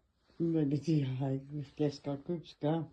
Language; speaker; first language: Danish; non-native, learner; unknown